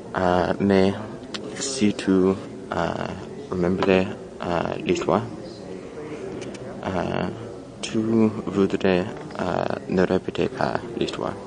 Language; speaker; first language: French; non-native, learner; English